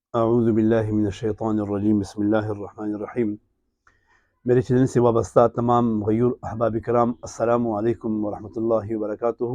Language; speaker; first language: Urdu; non-native, local second language; Pashto